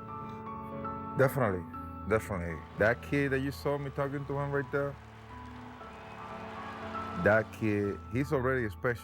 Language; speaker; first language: English; non-native, fluent; Spanish